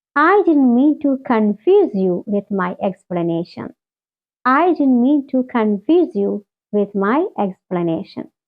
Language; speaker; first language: English; non-native, local second language; Malayalam